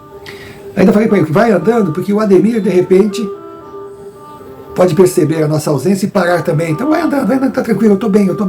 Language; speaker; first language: Portuguese; native; Portuguese